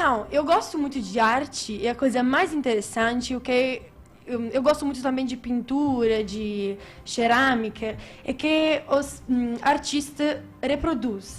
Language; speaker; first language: Portuguese; non-native, fluent; Italian